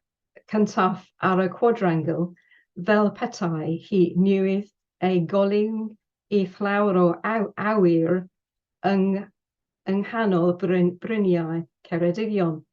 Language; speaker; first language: Welsh; non-native, learner; English